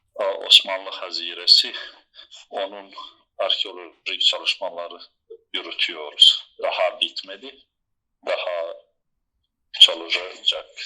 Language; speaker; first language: Turkish; non-native, fluent; Bosnian